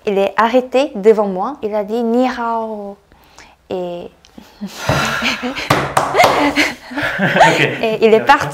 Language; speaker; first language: French; non-native, fluent; Korean